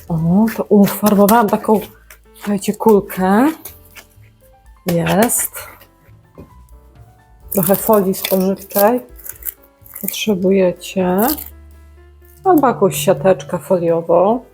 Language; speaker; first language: Polish; native; Polish